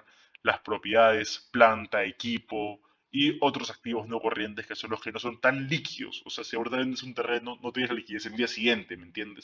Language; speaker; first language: Spanish; native; Spanish